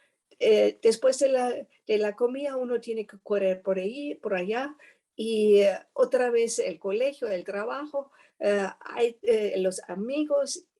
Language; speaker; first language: Spanish; non-native, fluent; German